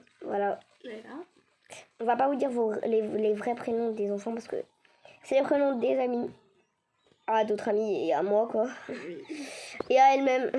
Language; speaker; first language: French; native; French